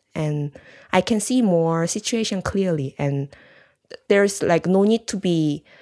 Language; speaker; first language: English; non-native, learner; Korean